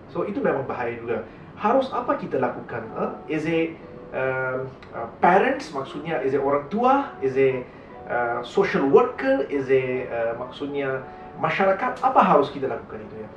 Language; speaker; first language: Indonesian; non-native, learner; Malay